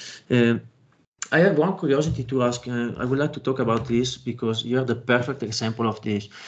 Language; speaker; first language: English; non-native, fluent; Italian